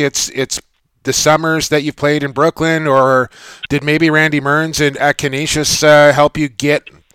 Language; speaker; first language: English; native; English